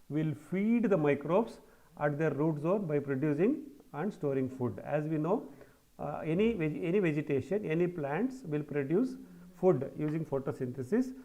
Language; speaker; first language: English; non-native, local second language; Kannada